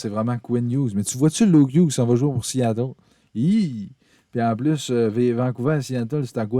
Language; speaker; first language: French; native; French